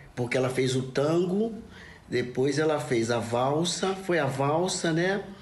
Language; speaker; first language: Portuguese; native; Portuguese